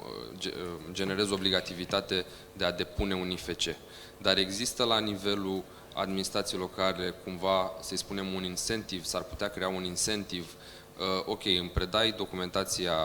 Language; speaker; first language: Romanian; native; Romanian